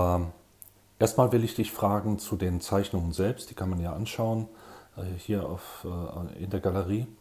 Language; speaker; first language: German; native; German